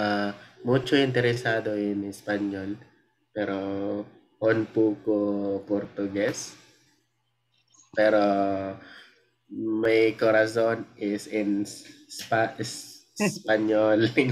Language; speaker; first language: Spanish; non-native, learner; Filipino